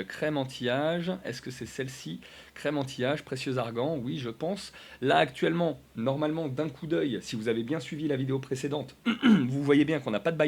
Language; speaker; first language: French; native; French